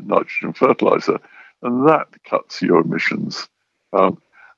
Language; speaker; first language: English; native; English